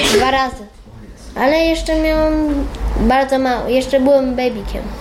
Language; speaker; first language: Polish; early bilingual, heritage; Polish